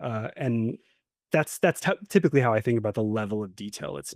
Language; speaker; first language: English; native; English